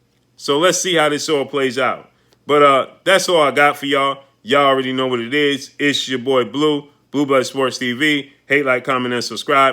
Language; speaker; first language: English; native; English